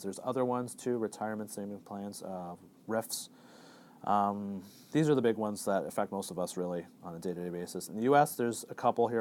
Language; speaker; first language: English; native; English